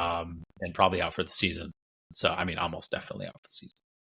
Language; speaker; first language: English; native; English